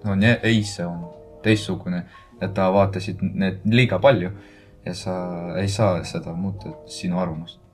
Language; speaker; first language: Estonian; non-native, local second language; Russian